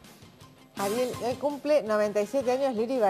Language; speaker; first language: Spanish; native; Spanish